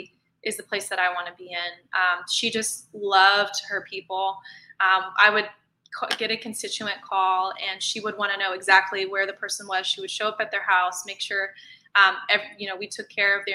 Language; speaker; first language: English; native; English